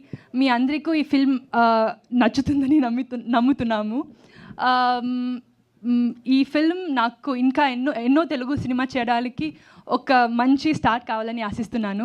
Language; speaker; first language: Telugu; non-native, learner; Tamil